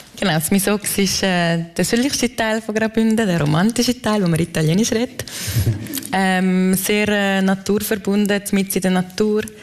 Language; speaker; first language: German; native; German